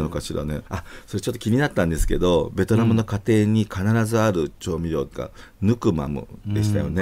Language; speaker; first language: Japanese; native; Japanese